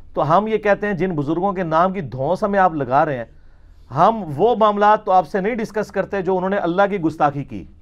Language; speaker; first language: Urdu; non-native, local second language; Punjabi